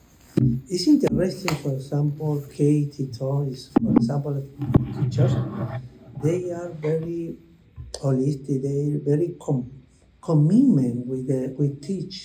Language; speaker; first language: English; non-native, learner; Spanish